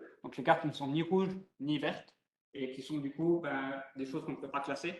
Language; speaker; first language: French; native; French